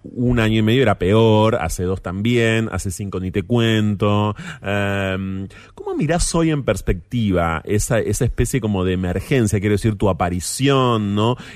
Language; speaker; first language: Spanish; native; Spanish